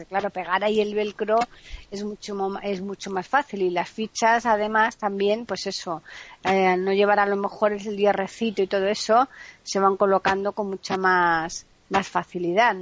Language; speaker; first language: Spanish; native; Spanish